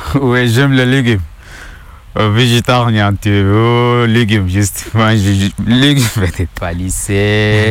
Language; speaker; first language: French; non-native, learner; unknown